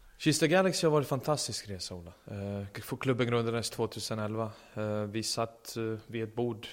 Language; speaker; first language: Swedish; early bilingual, other home language; Serbian